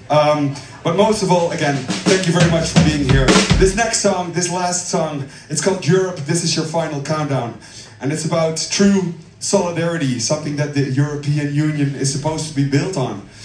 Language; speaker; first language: English; non-native, fluent; Dutch